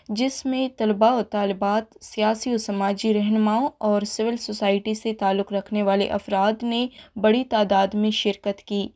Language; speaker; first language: Urdu; non-native, local second language; Baluchi